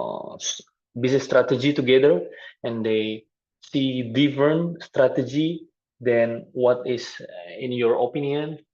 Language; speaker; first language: English; non-native, fluent; Indonesian